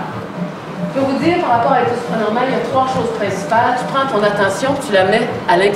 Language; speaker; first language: French; native; French